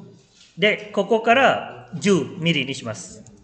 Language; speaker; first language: Japanese; non-native, fluent; Malay